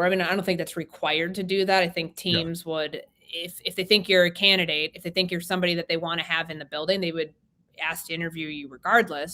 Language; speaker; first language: English; native; English